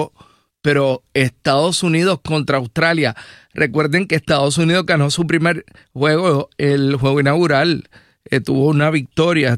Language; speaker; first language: Spanish; native; Spanish